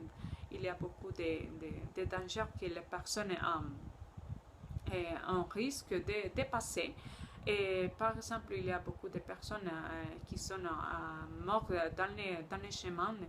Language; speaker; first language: French; non-native, learner; Spanish